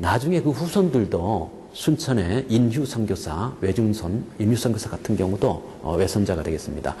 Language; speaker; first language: Korean; native; Korean